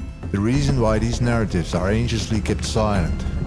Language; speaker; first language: English; non-native, fluent; Dutch